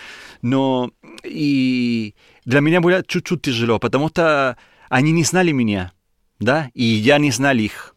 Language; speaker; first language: Russian; non-native, learner; Spanish